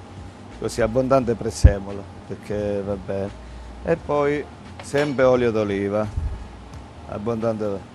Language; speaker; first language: Italian; native; Italian